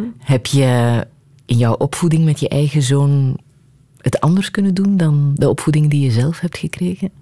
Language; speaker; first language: Dutch; native; Dutch